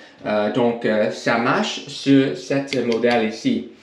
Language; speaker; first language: French; non-native, learner; English